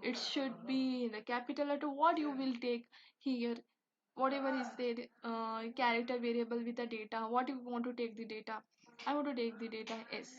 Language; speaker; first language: English; non-native, local second language; Hindi